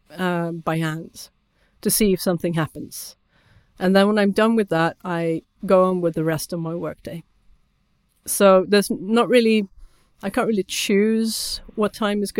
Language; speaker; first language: English; non-native, fluent; Swedish